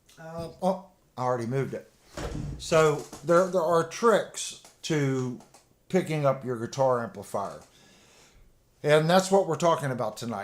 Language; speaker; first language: English; native; English